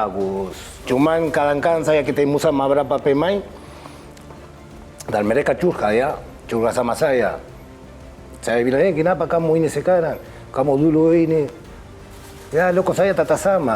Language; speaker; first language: Indonesian; non-native, fluent; Spanish